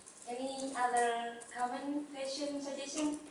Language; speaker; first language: English; non-native, learner; Indonesian